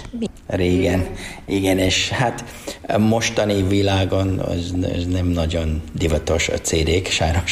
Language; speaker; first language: Hungarian; non-native, learner; English